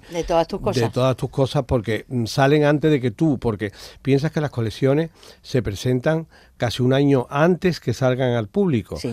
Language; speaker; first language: Spanish; native; Spanish